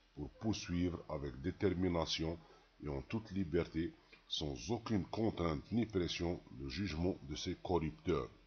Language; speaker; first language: French; non-native, local second language; Arabic